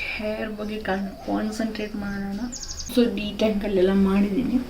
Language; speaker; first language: Kannada; native; Kannada